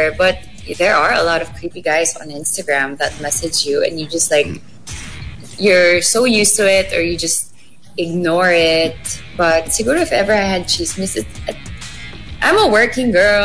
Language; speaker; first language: English; non-native, local second language; Filipino